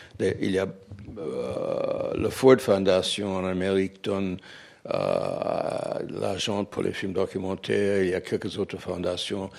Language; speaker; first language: French; non-native, fluent; English